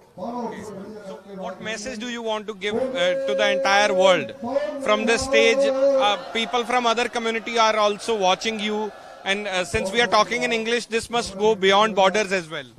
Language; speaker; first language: English; non-native, local second language; Punjabi